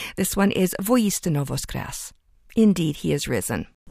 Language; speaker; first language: English; early bilingual, other home language; Ukrainian